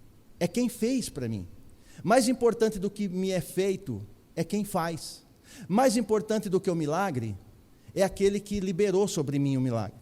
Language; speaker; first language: Portuguese; native; Portuguese